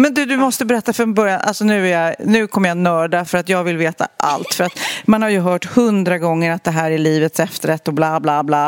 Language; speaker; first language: Swedish; native; Swedish